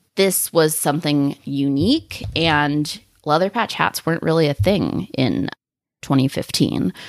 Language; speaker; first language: English; native; English